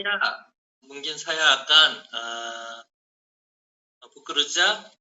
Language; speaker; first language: Indonesian; non-native, learner; Korean